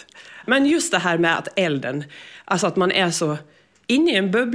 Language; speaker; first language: Swedish; native; Swedish